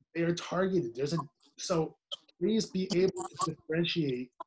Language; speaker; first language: English; early bilingual, other home language; Spanish